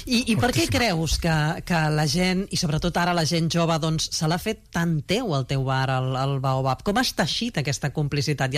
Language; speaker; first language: Catalan; native; Catalan